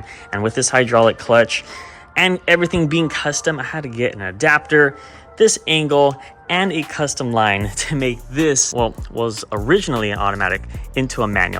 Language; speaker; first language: English; native; English